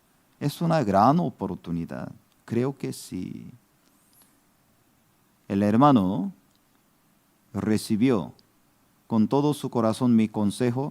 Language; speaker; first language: Spanish; non-native, fluent; Korean